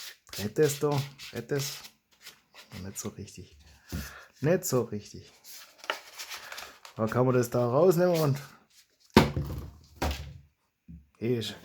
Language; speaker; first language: German; native; German